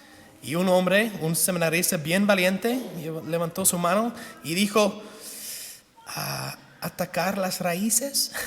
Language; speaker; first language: Spanish; non-native, fluent; English